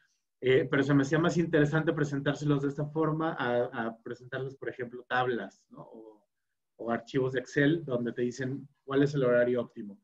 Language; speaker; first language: Spanish; native; Spanish